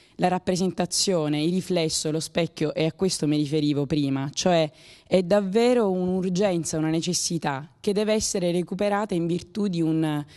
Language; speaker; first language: Italian; native; Italian